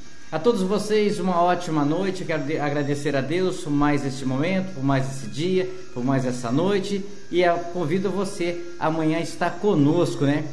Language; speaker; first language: Portuguese; native; Portuguese